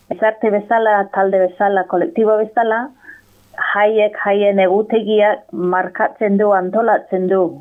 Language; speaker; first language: Basque; non-native, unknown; English